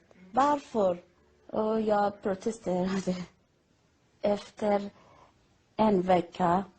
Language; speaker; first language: Swedish; non-native, learner; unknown